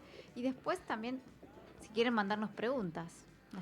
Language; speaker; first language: Spanish; native; Spanish